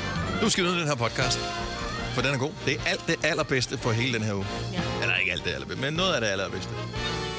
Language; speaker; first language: Danish; native; Danish